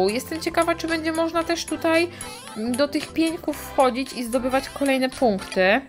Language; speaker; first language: Polish; native; Polish